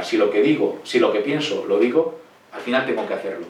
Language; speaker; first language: Spanish; native; Spanish